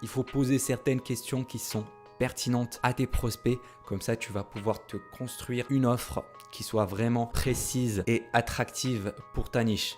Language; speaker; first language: French; native; French